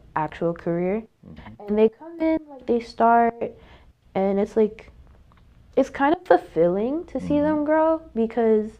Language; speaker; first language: English; native; English